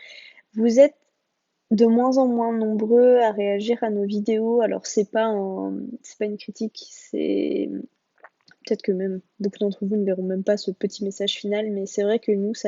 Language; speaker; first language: French; native; French